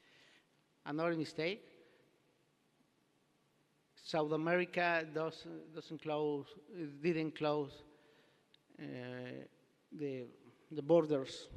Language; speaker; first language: English; non-native, learner; Spanish